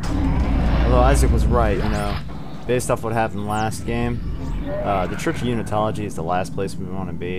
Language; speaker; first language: English; native; English